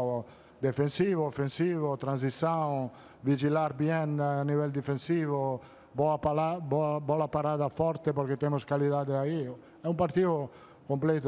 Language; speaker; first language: Portuguese; non-native, fluent; Italian